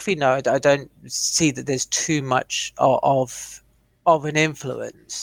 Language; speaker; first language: English; native; English